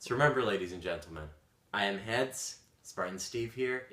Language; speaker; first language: English; native; English